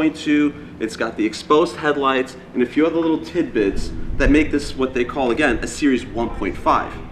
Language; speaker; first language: English; native; English